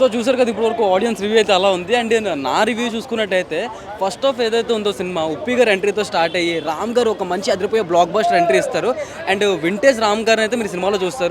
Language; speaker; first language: Telugu; native; Telugu